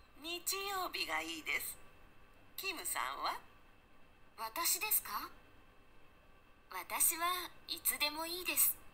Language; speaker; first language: Japanese; non-native, fluent; Malay